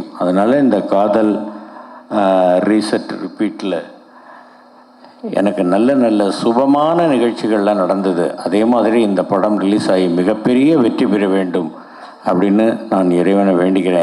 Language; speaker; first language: Tamil; native; Tamil